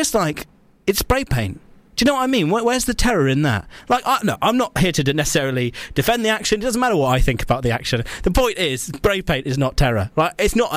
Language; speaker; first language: English; native; English